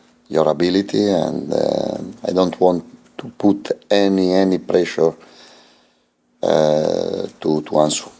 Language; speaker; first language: English; non-native, fluent; Italian